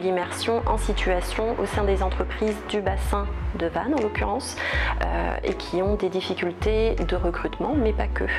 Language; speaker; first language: French; native; French